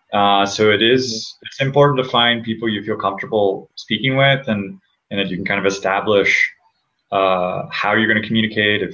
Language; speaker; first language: English; native; English